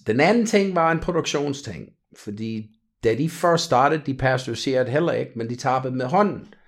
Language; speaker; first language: Danish; non-native, fluent; English